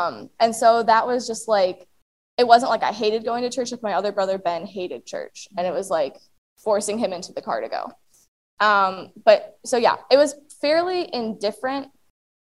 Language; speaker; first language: English; native; English